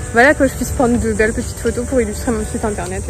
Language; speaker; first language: French; native; French